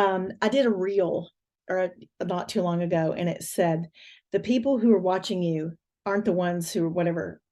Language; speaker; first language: English; native; English